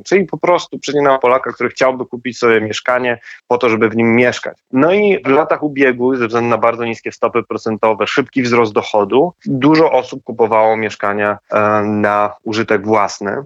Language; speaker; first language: Polish; native; Polish